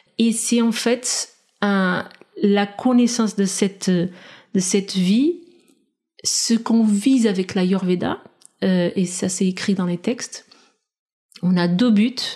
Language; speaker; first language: French; non-native, fluent; Portuguese